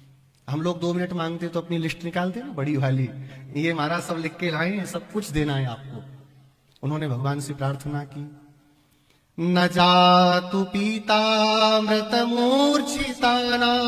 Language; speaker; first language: Hindi; native; Hindi